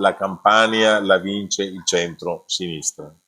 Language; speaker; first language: Italian; native; Italian